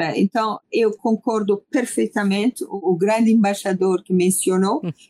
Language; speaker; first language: Portuguese; non-native, fluent; Persian